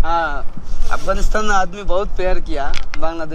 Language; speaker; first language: Hindi; non-native, learner; Bangla